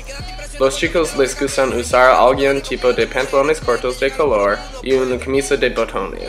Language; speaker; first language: Spanish; non-native, learner; English